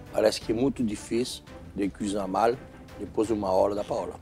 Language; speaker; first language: Portuguese; non-native, fluent; French